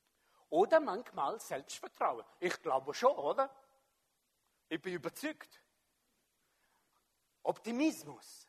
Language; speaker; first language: German; non-native, fluent; French